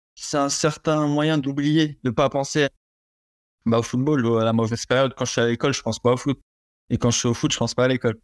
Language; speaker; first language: French; native; French